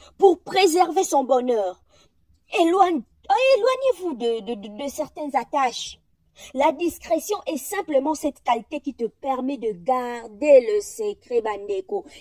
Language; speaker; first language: French; non-native, local second language; Lingala